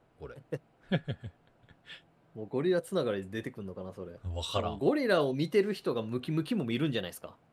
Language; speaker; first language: Japanese; native; Japanese